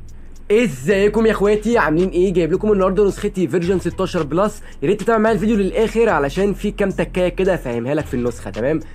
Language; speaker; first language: Arabic; native; Arabic